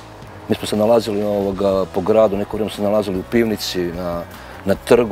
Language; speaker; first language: Croatian; native; Croatian